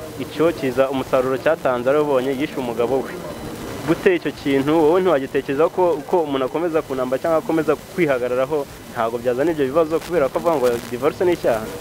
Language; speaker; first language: Kinyarwanda; native; Kinyarwanda